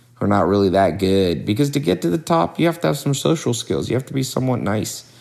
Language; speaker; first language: English; native; English